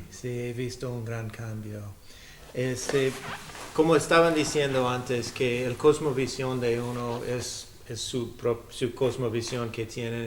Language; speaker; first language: Spanish; non-native, learner; English